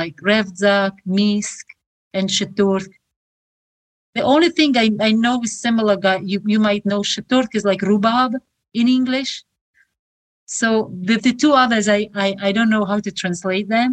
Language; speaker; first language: English; non-native, fluent; Shughni